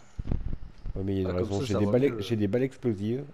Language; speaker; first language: French; native; French